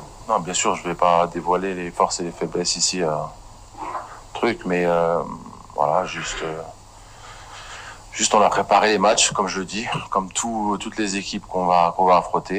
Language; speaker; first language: French; native; French